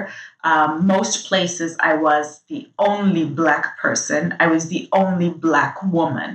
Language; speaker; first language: English; non-native, local second language; Shona